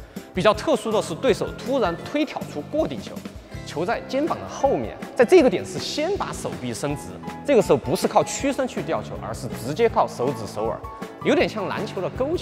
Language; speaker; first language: Chinese; native; Chinese